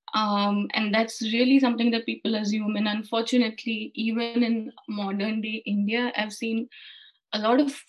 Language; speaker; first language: English; non-native, local second language; Hindi